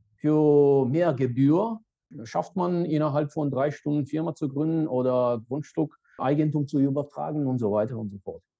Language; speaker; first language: German; non-native, fluent; Georgian